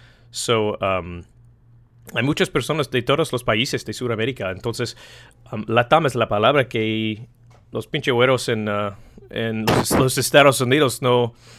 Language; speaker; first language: Spanish; non-native, learner; English